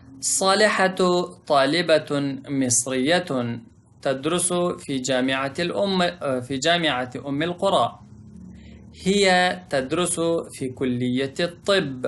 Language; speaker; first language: Arabic; non-native, fluent; Pashto